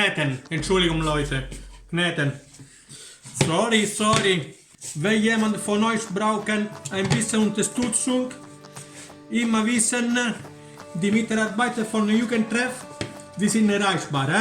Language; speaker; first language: German; non-native, learner; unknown